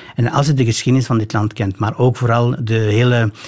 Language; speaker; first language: Dutch; non-native, fluent; Albanian